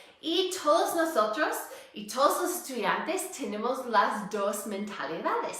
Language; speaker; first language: Spanish; non-native, fluent; English